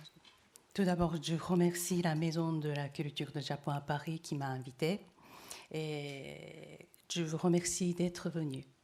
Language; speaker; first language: French; non-native, learner; Japanese